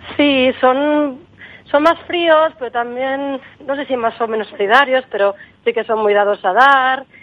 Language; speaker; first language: Spanish; native; Spanish